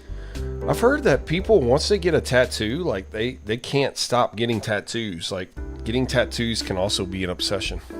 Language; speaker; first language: English; native; English